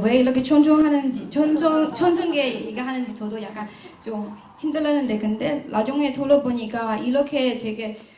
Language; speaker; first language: Korean; non-native, learner; Chinese